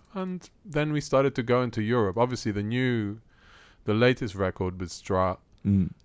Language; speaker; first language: English; early bilingual, other home language; Italian